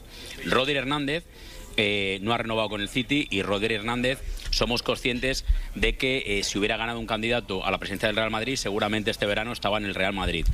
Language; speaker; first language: Spanish; native; Spanish